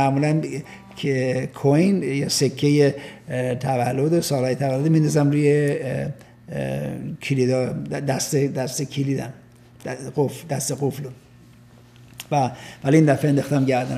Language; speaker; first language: Persian; native; Persian